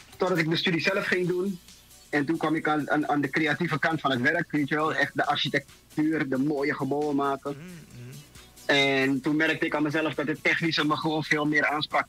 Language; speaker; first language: Dutch; native; Dutch